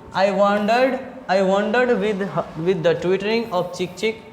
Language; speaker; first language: English; non-native, local second language; Hindi